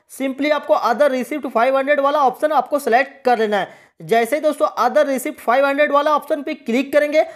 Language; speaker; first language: Hindi; native; Hindi